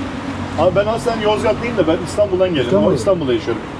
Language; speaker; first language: Turkish; native; Turkish